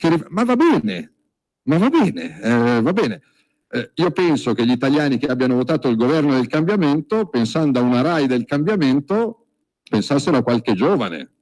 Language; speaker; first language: Italian; native; Italian